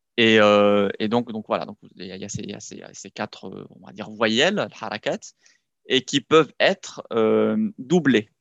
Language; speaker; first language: French; non-native, local second language; Arabic